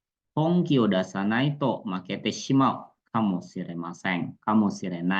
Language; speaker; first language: Japanese; non-native, fluent; Indonesian